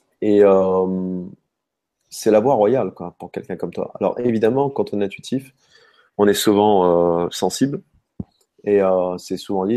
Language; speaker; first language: French; native; French